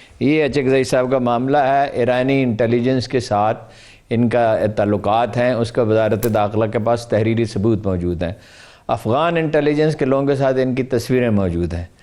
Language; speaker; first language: Urdu; non-native, local second language; Punjabi